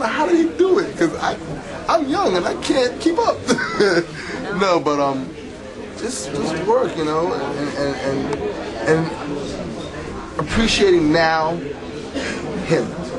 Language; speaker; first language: English; early bilingual, other home language; Spanish